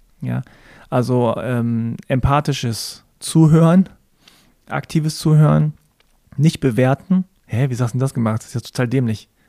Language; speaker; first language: German; native; German